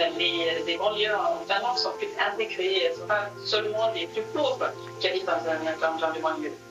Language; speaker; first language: French; non-native, fluent; Swedish